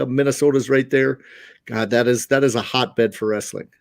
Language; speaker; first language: English; native; English